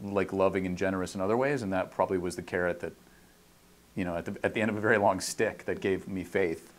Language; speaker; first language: English; native; English